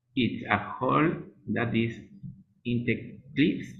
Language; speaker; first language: English; non-native, learner; Spanish